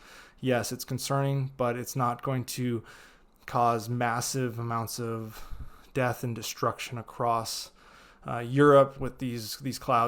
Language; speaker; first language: English; native; English